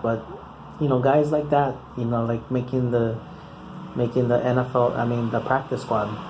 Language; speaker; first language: English; native; English